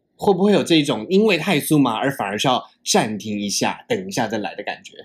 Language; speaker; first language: Chinese; native; Chinese